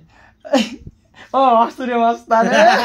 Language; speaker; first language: Japanese; non-native, learner; Bangla